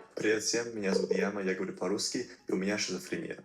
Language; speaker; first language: Russian; non-native, learner; English